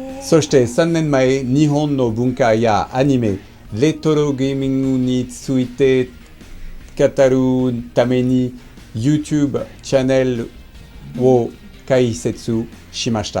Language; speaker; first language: Japanese; non-native, learner; French